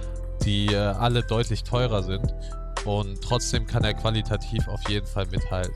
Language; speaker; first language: German; native; German